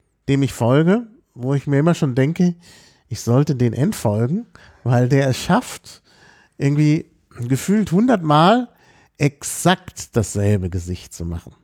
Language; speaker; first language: German; native; German